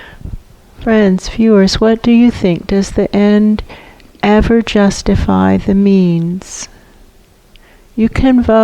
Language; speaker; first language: English; native; English